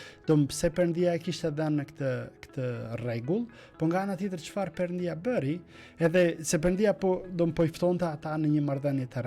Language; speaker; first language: Albanian; native; Albanian